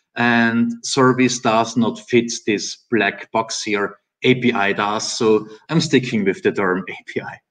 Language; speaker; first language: English; non-native, fluent; German